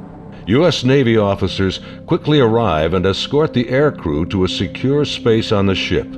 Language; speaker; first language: English; native; English